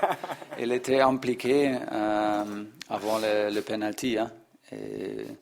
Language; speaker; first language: French; non-native, learner; German